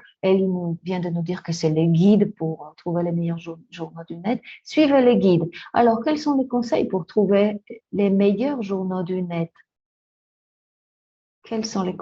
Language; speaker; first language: French; non-native, fluent; Spanish